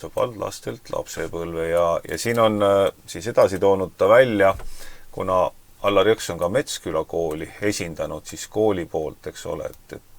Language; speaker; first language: Estonian; native; Estonian